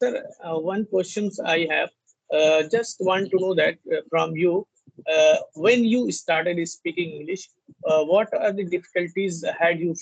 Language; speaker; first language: English; non-native, learner; Hindi